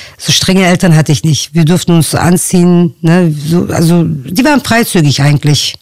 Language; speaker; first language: German; early bilingual, other home language; Turkish